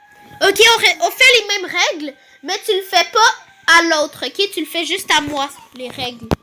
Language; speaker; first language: French; native; French